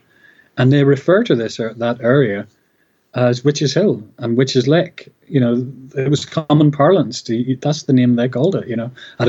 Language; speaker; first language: English; native; English